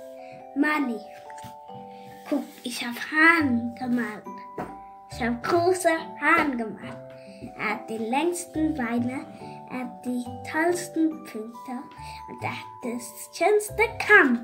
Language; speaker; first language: German; early bilingual, other home language; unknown